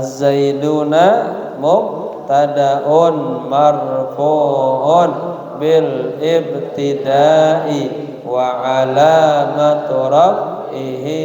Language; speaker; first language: Arabic; non-native, fluent; Indonesian